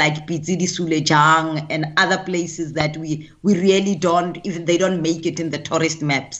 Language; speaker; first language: English; non-native, local second language; Tswana